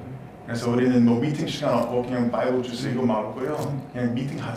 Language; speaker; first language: Korean; non-native, learner; English